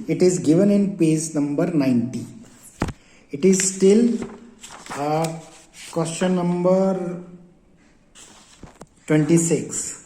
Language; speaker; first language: English; non-native, local second language; Hindi